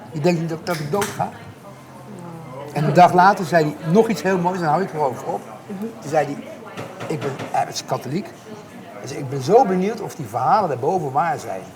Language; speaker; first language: Dutch; native; Dutch